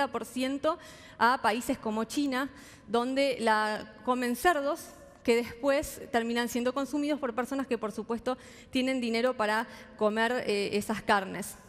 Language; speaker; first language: Spanish; native; Spanish